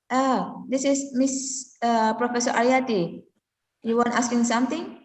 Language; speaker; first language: English; non-native, learner; Indonesian